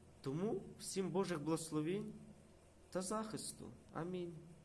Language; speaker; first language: Ukrainian; non-native, local second language; Russian